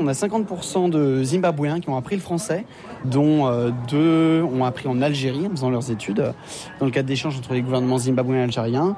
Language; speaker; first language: French; native; French